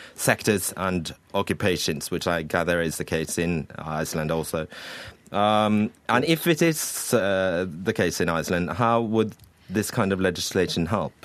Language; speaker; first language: English; non-native, fluent; Norwegian